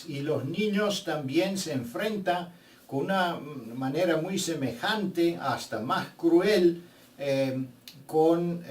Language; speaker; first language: Spanish; non-native, fluent; Bulgarian